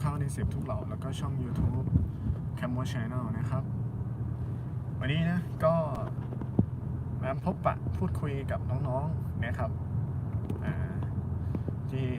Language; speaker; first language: Thai; native; Thai